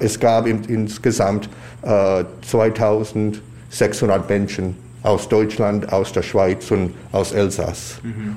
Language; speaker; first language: German; early bilingual, heritage; German